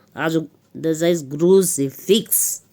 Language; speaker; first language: German; non-native, learner; Hindi